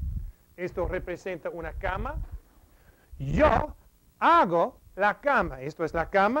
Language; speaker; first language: Spanish; non-native, fluent; English